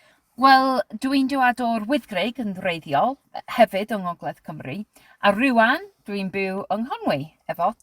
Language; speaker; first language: Welsh; non-native, learner; English